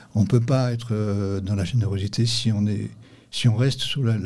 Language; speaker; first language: French; native; French